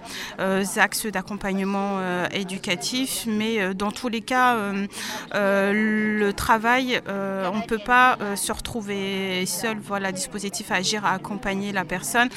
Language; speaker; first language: French; native; French